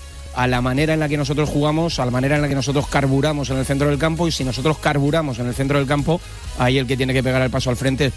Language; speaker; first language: Spanish; native; Spanish